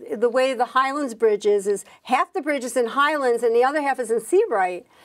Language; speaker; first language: English; native; English